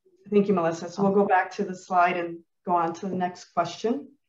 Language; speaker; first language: English; early bilingual, other home language; Spanish